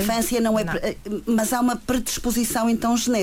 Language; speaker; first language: Portuguese; native; Portuguese